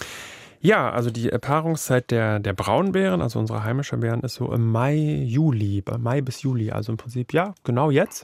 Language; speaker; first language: German; native; German